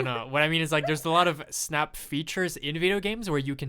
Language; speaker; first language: English; non-native, fluent; French